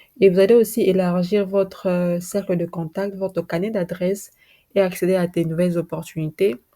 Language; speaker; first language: French; non-native, local second language; Lingala